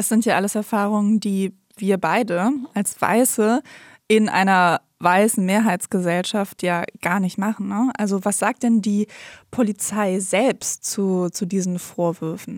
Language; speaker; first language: German; native; German